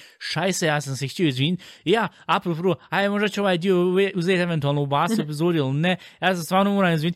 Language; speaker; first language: Bosnian; early bilingual, heritage; Bosnian